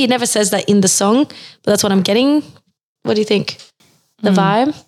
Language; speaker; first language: English; early bilingual, other home language; Spanish